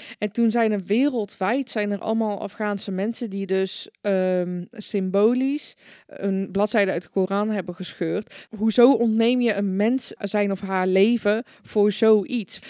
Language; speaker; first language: Dutch; early bilingual, other home language; Persian